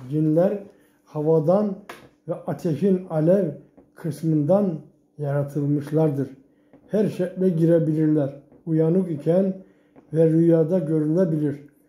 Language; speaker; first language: Turkish; native; Turkish